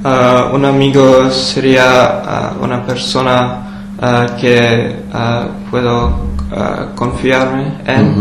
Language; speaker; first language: Spanish; non-native, learner; English